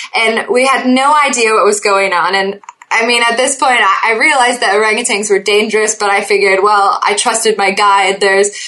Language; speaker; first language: English; native; English